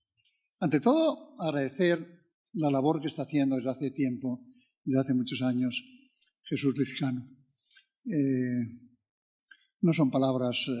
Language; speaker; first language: Spanish; native; Spanish